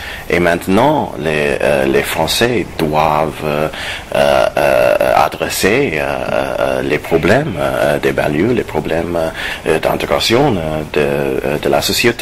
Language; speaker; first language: French; non-native, fluent; English